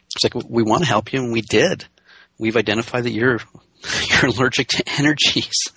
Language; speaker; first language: English; native; English